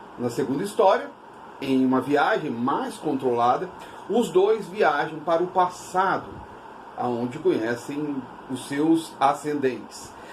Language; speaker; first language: Portuguese; native; Portuguese